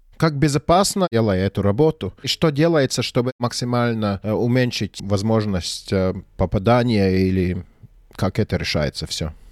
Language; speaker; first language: Russian; non-native, local second language; Latvian